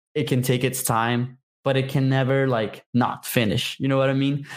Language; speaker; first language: English; non-native, fluent; Portuguese